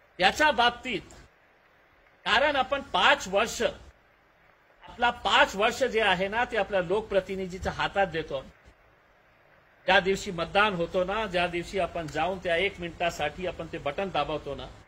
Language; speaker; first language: Marathi; non-native, local second language; Urdu